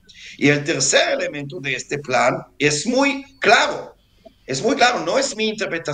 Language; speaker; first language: Spanish; non-native, fluent; Hebrew